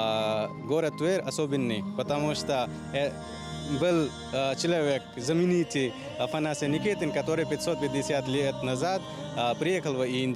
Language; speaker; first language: Russian; non-native, fluent; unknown